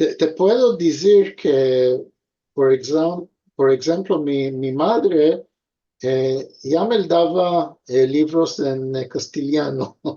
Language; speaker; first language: Spanish; early bilingual, heritage; Ladino